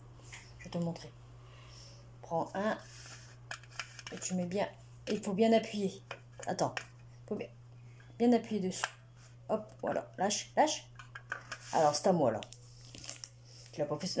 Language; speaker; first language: French; native; French